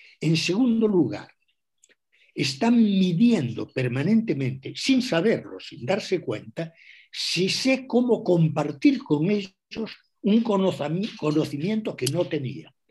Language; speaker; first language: Spanish; non-native, local second language; Galician